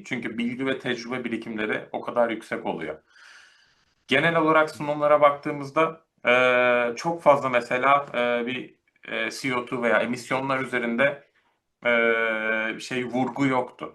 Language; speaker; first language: Turkish; native; Turkish